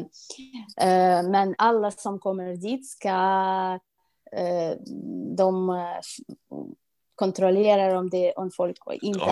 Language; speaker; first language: Swedish; non-native, fluent; Russian